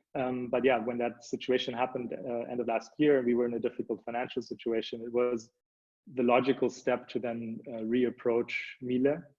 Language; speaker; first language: English; early bilingual, other home language; German